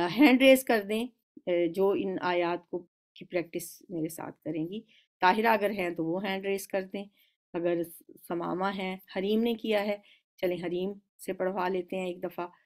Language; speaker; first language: Urdu; native; Urdu